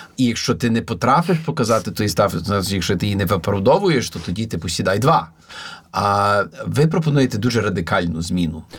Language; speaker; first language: Ukrainian; native; Ukrainian